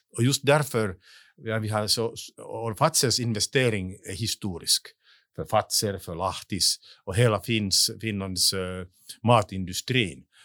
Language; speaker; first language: Swedish; non-native, local second language; Finnish